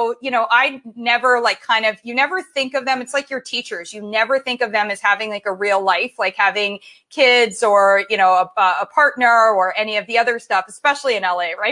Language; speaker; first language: English; native; English